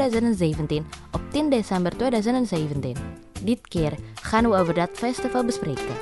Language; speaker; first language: Dutch; non-native, fluent; Indonesian